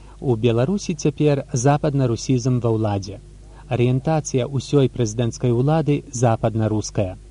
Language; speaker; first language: Belarusian; native; Belarusian